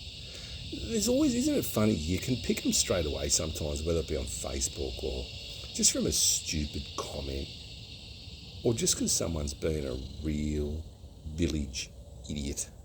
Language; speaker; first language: English; native; English